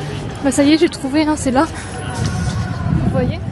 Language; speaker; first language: French; native; French